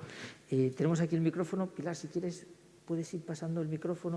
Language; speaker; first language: Spanish; native; Spanish